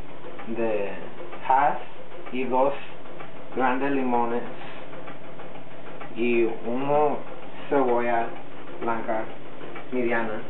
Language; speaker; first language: Spanish; non-native, learner; English